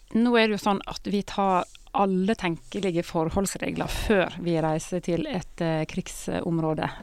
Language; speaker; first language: Norwegian; native; Norwegian